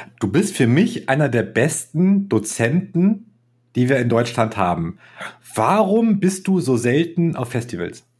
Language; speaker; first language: German; native; German